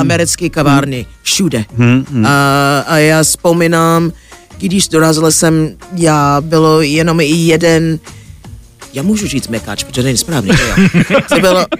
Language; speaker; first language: Czech; non-native, fluent; English